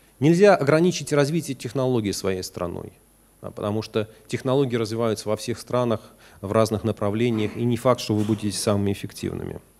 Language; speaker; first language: Russian; native; Russian